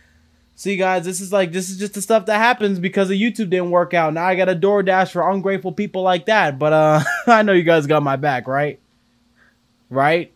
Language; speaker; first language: English; native; English